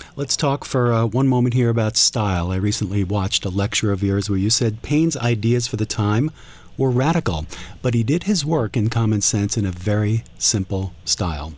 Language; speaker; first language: English; native; English